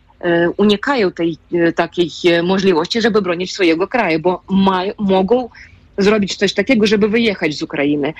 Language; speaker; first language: Polish; non-native, fluent; Ukrainian